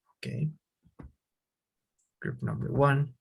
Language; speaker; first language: English; non-native, fluent; Spanish